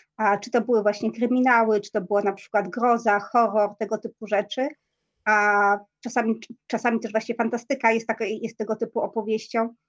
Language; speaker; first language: Polish; native; Polish